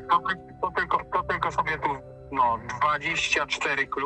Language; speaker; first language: Polish; native; Polish